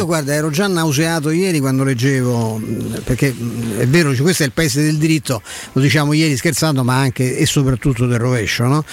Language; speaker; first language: Italian; native; Italian